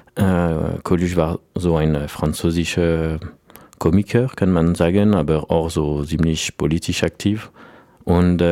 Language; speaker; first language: German; non-native, learner; French